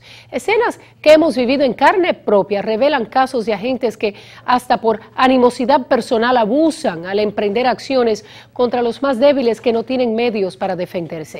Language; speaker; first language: Spanish; native; Spanish